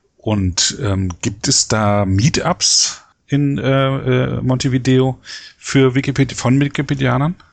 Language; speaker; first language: German; native; German